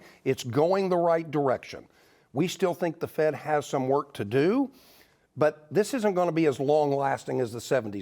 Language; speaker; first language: English; native; English